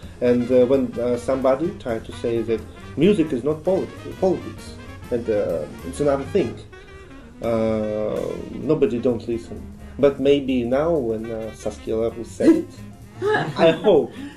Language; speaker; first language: English; non-native, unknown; Russian